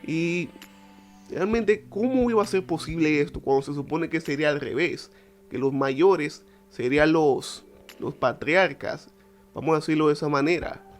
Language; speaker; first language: Spanish; native; Spanish